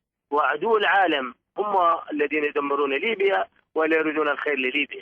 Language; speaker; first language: Arabic; native; Arabic